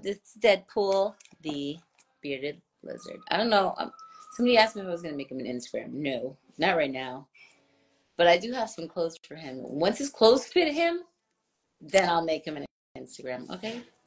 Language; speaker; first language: English; native; English